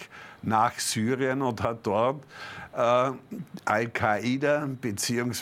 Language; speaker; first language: German; native; German